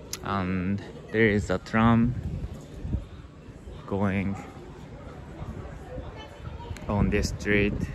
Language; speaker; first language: English; non-native, learner; Japanese